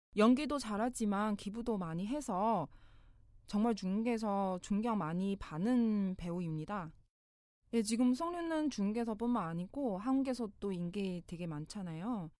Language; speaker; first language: Korean; non-native, fluent; Chinese